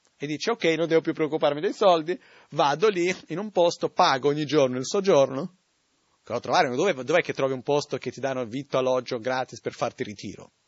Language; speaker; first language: Italian; non-native, fluent; Portuguese